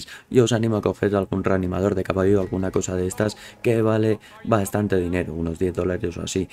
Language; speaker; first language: Spanish; native; Spanish